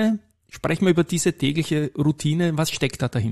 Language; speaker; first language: German; native; German